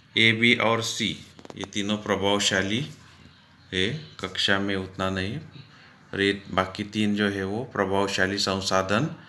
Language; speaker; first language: Hindi; non-native, local second language; Marathi